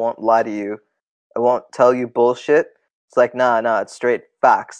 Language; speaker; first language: English; non-native, fluent; Tamil